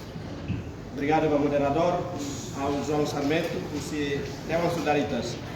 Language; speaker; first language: Portuguese; non-native, local second language; Tetum